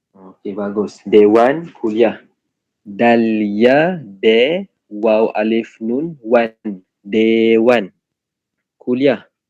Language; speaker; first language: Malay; native; Malay